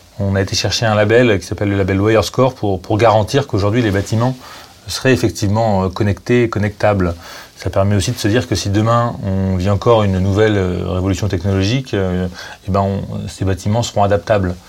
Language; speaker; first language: French; native; French